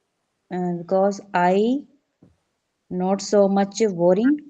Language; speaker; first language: English; non-native, local second language; Hindi